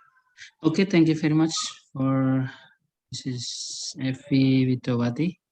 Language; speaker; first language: English; non-native, learner; Indonesian